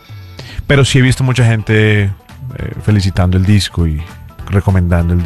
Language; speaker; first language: Spanish; native; Spanish